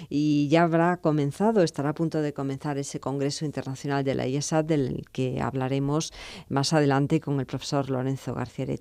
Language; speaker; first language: Spanish; native; Spanish